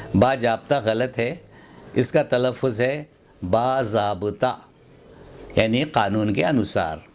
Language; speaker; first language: Hindi; native; Hindi